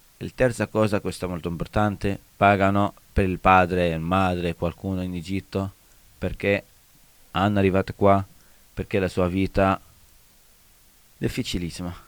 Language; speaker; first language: Italian; non-native, learner; Arabic